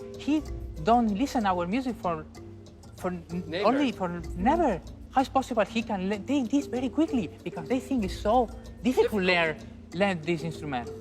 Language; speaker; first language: English; non-native, learner; Spanish